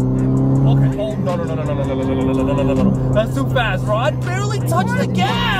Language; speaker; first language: English; native; English